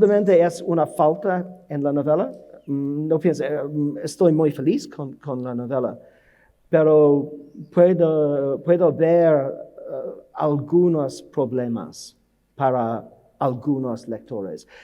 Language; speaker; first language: Spanish; non-native, learner; English